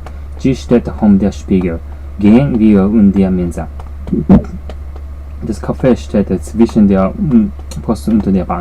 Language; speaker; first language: German; non-native, learner; Japanese